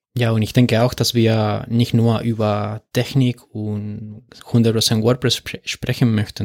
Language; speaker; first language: German; non-native, fluent; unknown